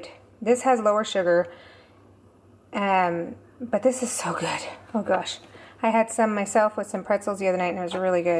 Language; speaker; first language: English; native; English